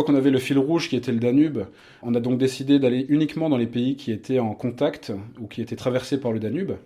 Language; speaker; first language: French; native; French